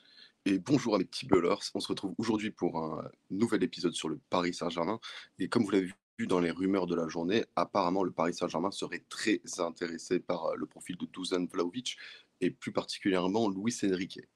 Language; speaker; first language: French; native; French